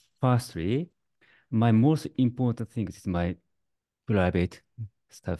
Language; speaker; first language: English; non-native, learner; Japanese